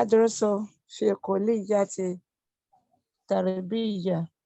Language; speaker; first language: Arabic; non-native, learner; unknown